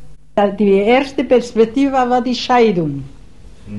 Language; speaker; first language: German; non-native, fluent; Spanish